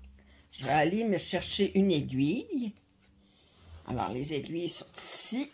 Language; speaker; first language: French; native; French